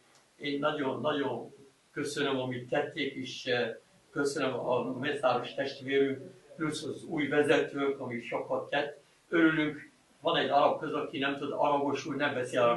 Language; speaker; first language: Hungarian; non-native, learner; Arabic